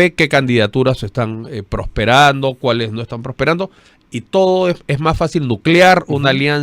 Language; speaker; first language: Spanish; native; Spanish